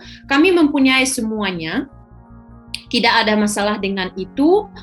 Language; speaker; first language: Indonesian; non-native, fluent; Ukrainian